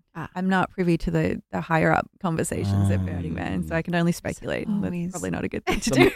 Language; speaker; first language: English; native; English